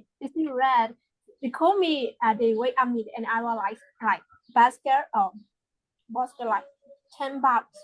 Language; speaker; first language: English; non-native, learner; Burmese